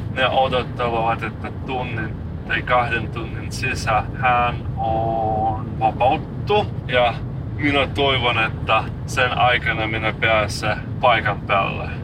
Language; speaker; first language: Finnish; non-native, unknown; Russian